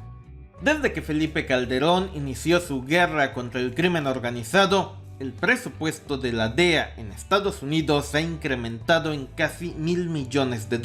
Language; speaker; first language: Spanish; native; Spanish